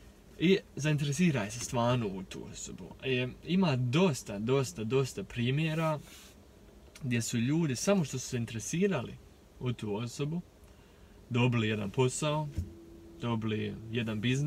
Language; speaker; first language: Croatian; early bilingual, heritage; Croatian